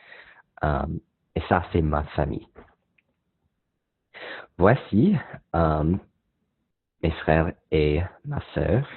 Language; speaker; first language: French; non-native, learner; English